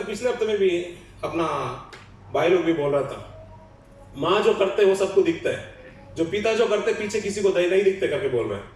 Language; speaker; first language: Hindi; non-native, local second language; Telugu